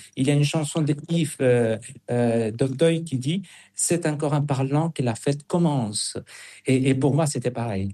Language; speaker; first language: French; non-native, fluent; Spanish